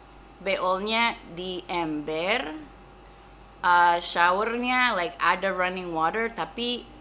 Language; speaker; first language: Indonesian; non-native, fluent; English